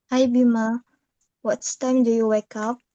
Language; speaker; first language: English; non-native, learner; Indonesian